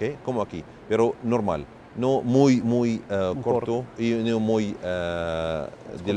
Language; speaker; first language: Spanish; non-native, learner; Arabic